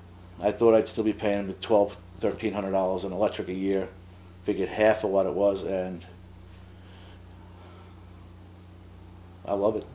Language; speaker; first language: English; native; English